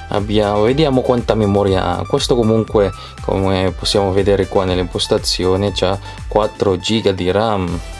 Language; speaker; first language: Italian; non-native, fluent; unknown